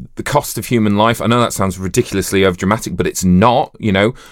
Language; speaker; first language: English; native; English